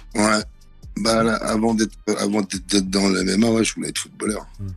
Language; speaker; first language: French; native; French